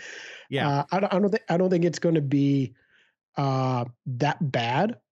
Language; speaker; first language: English; native; English